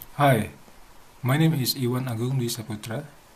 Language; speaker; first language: English; non-native, learner; Indonesian